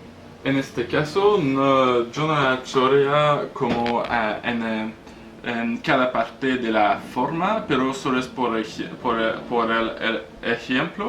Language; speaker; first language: Spanish; non-native, learner; French